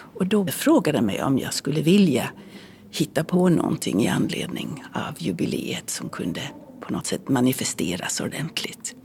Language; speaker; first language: Swedish; native; Swedish